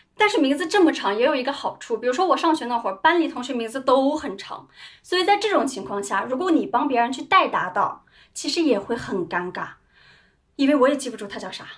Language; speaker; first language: Chinese; non-native, local second language; Uyghur